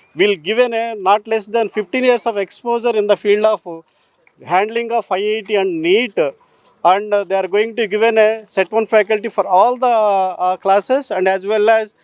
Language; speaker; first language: English; non-native, local second language; Telugu